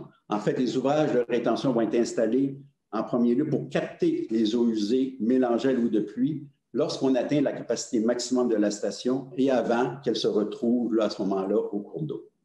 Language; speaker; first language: French; native; French